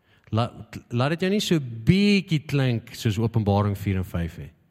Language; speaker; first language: Afrikaans; native; Afrikaans